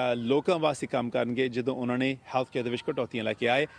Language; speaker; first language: Punjabi; early bilingual, heritage; Punjabi